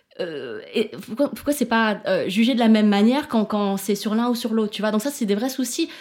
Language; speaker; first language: French; early bilingual, other home language; Chinese